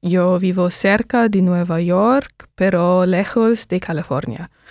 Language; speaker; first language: Spanish; non-native, learner; English